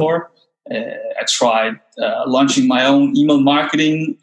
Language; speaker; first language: English; non-native, fluent; Danish